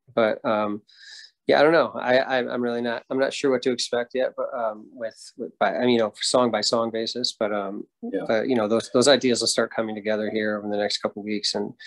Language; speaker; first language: English; native; English